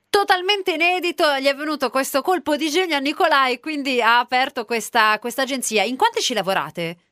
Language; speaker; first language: Italian; native; Italian